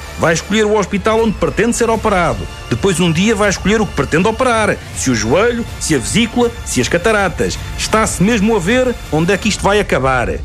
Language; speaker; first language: Portuguese; native; Portuguese